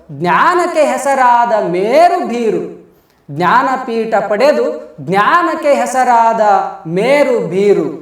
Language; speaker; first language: Kannada; native; Kannada